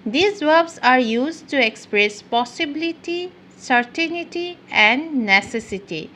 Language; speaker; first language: English; non-native, local second language; Assamese